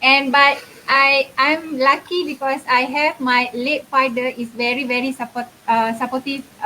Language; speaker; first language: English; non-native, local second language; Malay